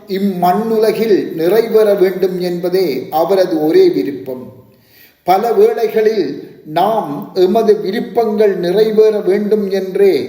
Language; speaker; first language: Tamil; native; Tamil